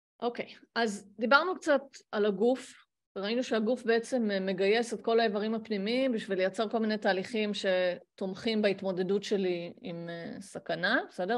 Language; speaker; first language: Hebrew; native; Hebrew